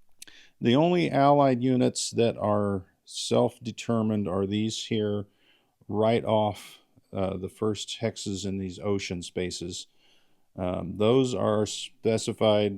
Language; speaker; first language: English; native; English